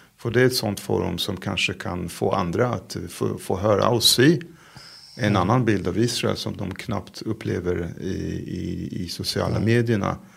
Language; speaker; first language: Swedish; non-native, fluent; Hebrew